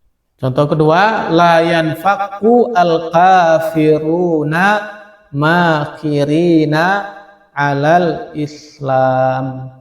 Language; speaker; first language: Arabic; non-native, fluent; Indonesian